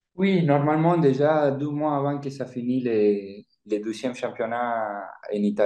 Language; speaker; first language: French; non-native, fluent; Spanish